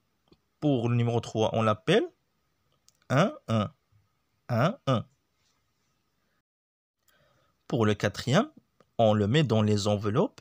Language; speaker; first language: French; non-native, local second language; Arabic